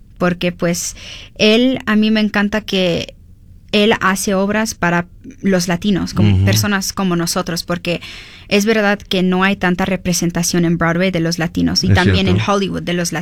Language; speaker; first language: Spanish; early bilingual, heritage; Spanish